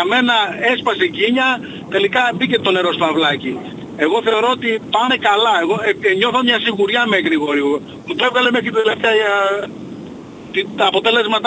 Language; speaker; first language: Greek; non-native, fluent; Italian